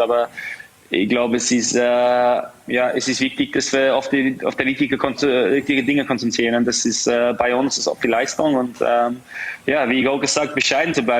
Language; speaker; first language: German; non-native, fluent; English